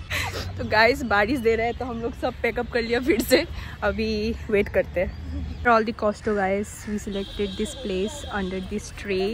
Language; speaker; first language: Hindi; non-native, local second language; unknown